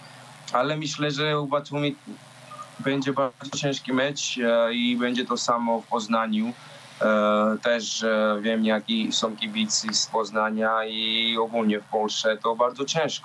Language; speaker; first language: Polish; non-native, learner; Georgian